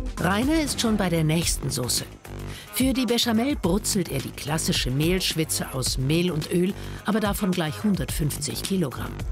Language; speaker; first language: German; native; German